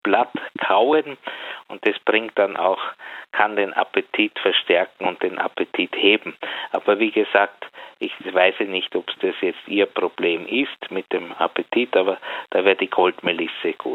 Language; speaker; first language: German; native; German